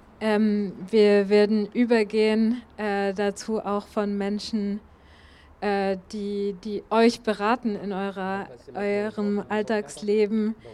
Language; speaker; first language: German; native; German